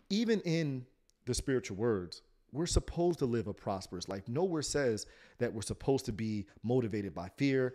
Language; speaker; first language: English; native; English